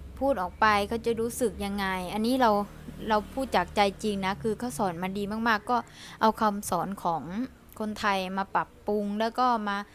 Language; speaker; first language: Thai; early bilingual, other home language; Lao